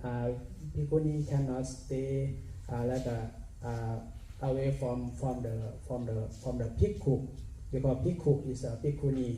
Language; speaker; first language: English; non-native, learner; Thai